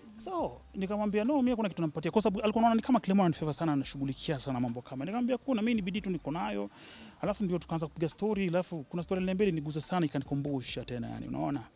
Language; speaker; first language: Swahili; native; Swahili